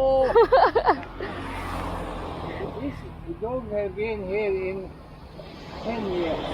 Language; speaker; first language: English; non-native, learner; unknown